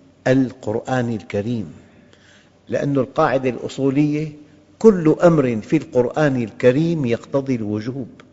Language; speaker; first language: Arabic; native; Arabic